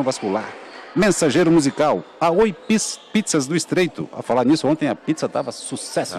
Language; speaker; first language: Portuguese; native; Portuguese